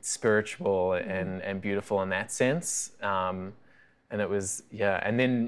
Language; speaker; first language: English; native; English